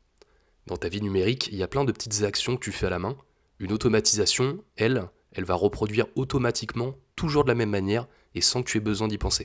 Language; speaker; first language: French; native; French